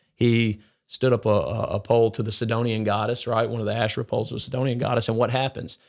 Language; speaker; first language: English; native; English